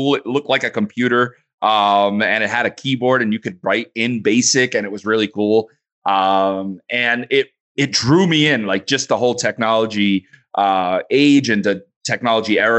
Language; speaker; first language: English; native; English